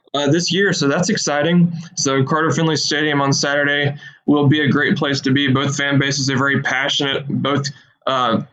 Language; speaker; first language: English; native; English